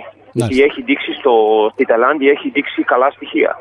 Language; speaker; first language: Greek; non-native, fluent; Serbian